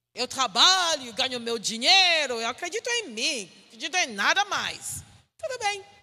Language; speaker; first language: Portuguese; non-native, fluent; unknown